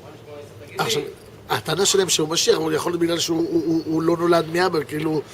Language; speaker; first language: Hebrew; native; Hebrew